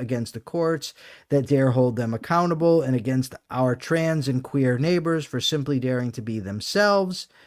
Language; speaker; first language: English; native; English